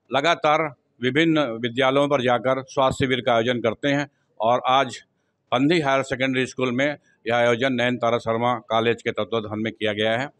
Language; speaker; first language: Hindi; native; Hindi